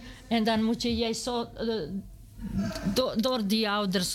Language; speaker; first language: Dutch; non-native, learner; Serbian